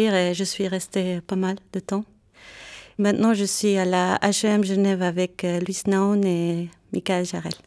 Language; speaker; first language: French; non-native, local second language; Armenian